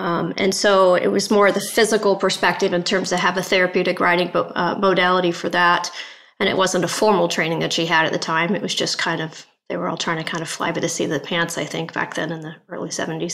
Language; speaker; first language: English; native; English